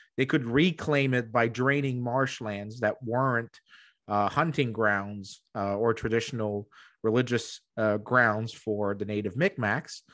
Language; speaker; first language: English; native; English